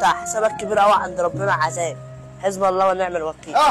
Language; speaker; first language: Arabic; native; Arabic